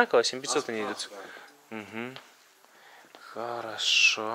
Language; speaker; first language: Russian; native; Russian